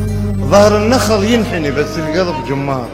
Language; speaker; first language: Arabic; native; Arabic